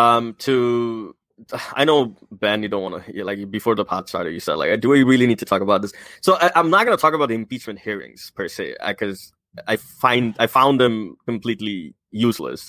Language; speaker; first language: English; non-native, local second language; Bangla